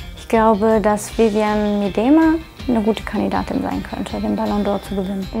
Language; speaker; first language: German; native; German